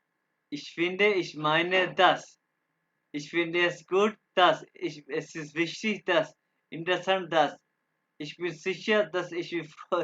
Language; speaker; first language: German; non-native, fluent; Urdu